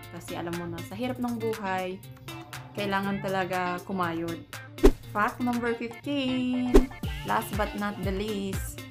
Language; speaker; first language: Filipino; non-native, local second language; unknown